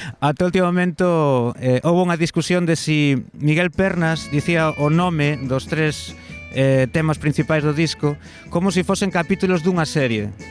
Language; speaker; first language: Galician; non-native, local second language; Spanish